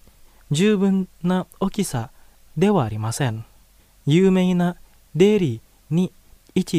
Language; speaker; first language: Japanese; non-native, fluent; Indonesian